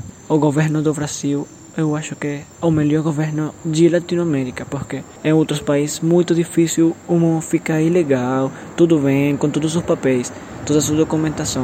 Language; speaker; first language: Portuguese; non-native, learner; Spanish